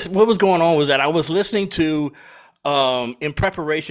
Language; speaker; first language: English; native; English